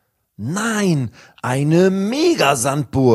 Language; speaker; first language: German; native; German